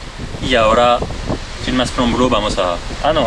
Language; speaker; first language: Spanish; non-native, learner; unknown